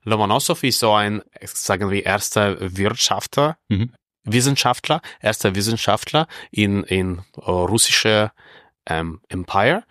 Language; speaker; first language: German; non-native, fluent; Russian